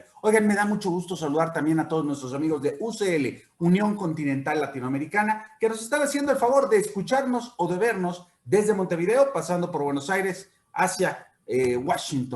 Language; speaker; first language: Spanish; native; Spanish